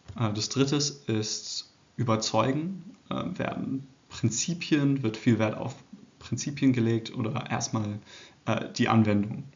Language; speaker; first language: German; early bilingual, heritage; English